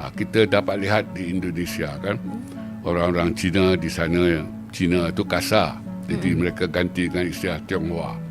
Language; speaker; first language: Malay; native; Malay